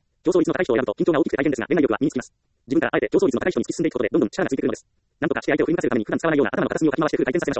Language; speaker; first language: Japanese; native; Japanese